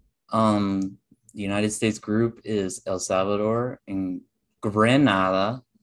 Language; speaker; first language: English; early bilingual, other home language; Spanish